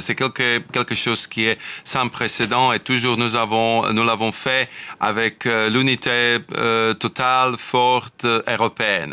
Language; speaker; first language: French; non-native, fluent; Slovak